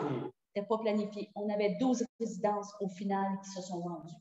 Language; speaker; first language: French; native; French